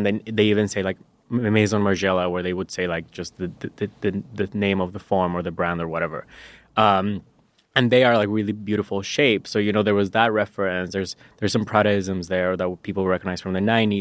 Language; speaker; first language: English; non-native, fluent; Spanish